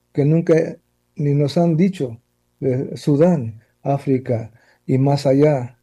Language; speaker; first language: Spanish; early bilingual, heritage; Spanish